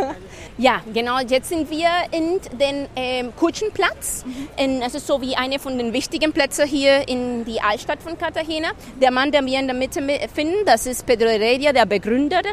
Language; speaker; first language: German; non-native, fluent; Spanish